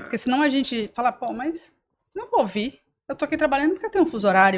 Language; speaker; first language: Portuguese; native; Portuguese